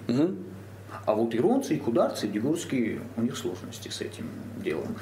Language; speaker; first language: Russian; non-native, local second language; Ossetic